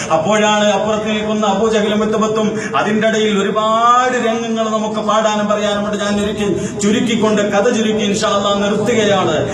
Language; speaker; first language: Malayalam; native; Malayalam